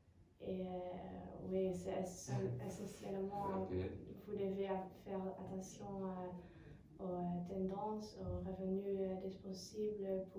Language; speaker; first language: French; non-native, learner; Dutch